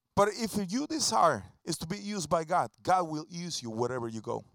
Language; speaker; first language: English; non-native, fluent; Spanish